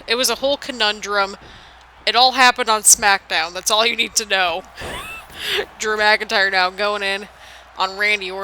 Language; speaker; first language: English; native; English